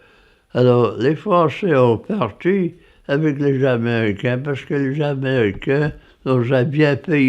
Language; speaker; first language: French; non-native, fluent; English